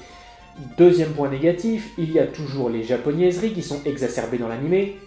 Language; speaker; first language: French; native; French